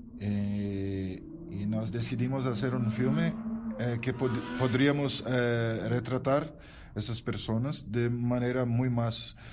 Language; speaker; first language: Spanish; non-native, learner; Portuguese